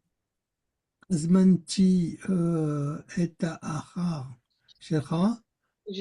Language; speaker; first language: Hebrew; non-native, learner; French